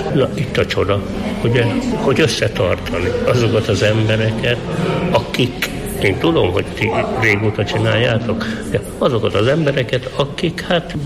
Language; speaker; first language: Hungarian; native; Hungarian